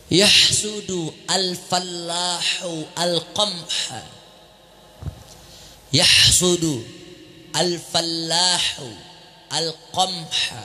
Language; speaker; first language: Arabic; non-native, fluent; Indonesian